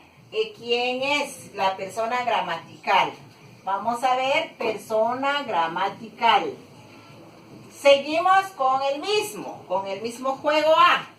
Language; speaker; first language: Spanish; non-native, local second language; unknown